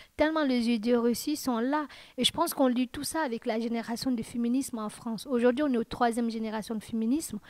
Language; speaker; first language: French; non-native, local second language; Fula